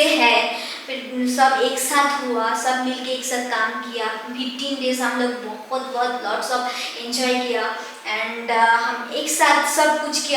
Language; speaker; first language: Hindi; non-native, local second language; Bangla